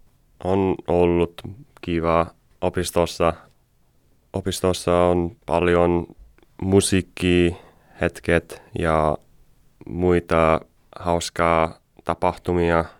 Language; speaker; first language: Finnish; non-native, learner; English